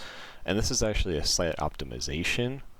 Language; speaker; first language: English; native; English